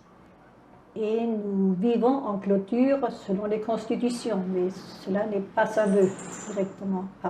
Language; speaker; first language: French; native; French